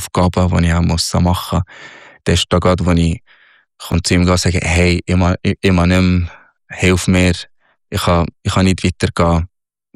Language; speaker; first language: German; non-native, fluent; Arabic